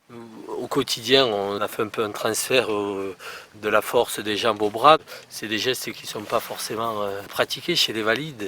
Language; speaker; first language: French; native; French